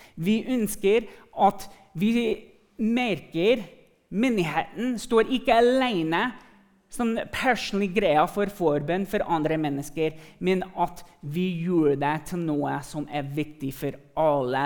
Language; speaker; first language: Norwegian; early bilingual, other home language; English